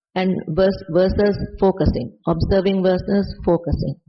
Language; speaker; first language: English; non-native, local second language; Sinhala